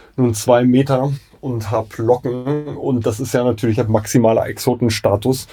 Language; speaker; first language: German; native; German